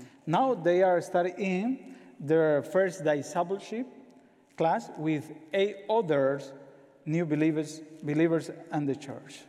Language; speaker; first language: English; non-native, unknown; Spanish